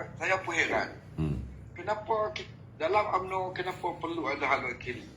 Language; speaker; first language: Malay; native; Malay